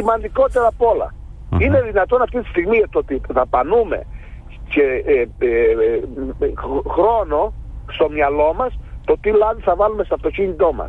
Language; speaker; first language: Greek; native; Greek